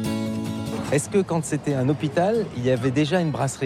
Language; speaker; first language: French; native; French